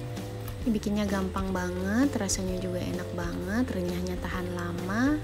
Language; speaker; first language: Indonesian; native; Indonesian